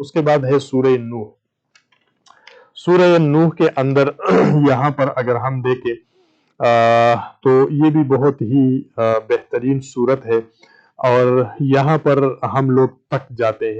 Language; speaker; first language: Urdu; native; Urdu